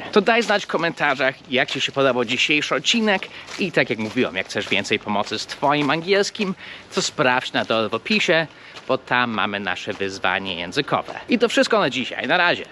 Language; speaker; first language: Polish; non-native, fluent; English